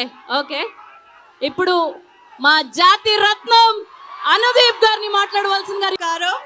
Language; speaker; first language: Telugu; native; Telugu